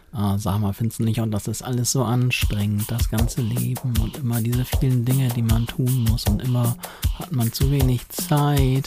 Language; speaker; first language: German; native; German